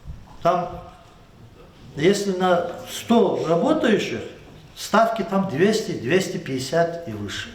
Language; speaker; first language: Russian; non-native, local second language; Lezghian